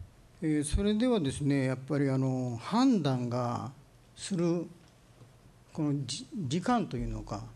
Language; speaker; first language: Japanese; native; Japanese